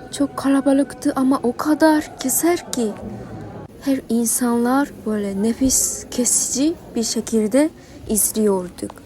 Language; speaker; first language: Turkish; non-native, learner; Japanese